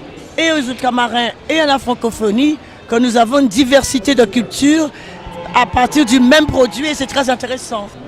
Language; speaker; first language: French; native; French